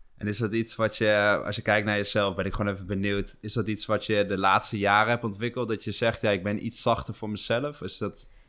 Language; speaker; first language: Dutch; native; Dutch